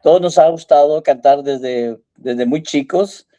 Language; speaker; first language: Spanish; early bilingual, heritage; Spanish